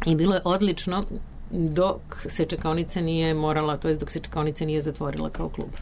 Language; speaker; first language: Serbian; native; Serbian